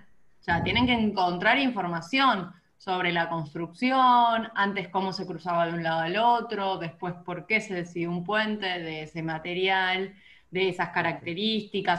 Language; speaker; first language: Spanish; native; Spanish